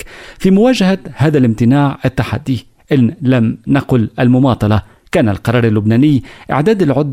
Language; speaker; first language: Arabic; native; Arabic